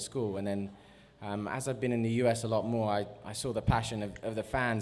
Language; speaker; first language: English; native; English